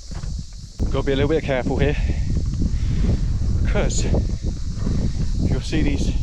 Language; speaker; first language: English; native; English